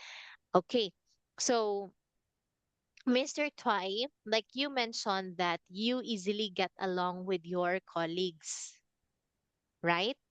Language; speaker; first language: English; non-native, fluent; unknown